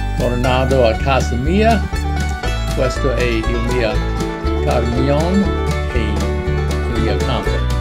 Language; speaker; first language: Italian; non-native, learner; English